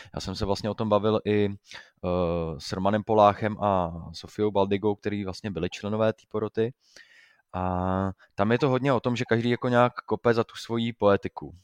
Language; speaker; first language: Czech; native; Czech